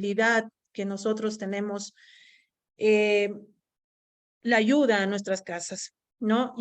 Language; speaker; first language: Spanish; native; Spanish